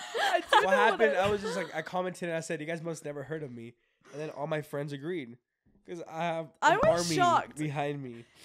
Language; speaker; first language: English; native; English